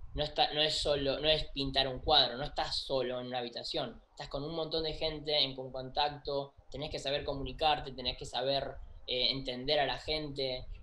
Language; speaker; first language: Spanish; native; Spanish